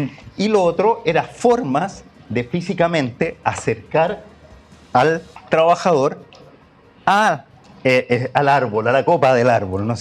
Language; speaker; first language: Spanish; native; Spanish